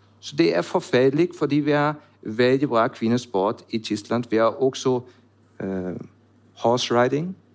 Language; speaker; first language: Norwegian; non-native, learner; German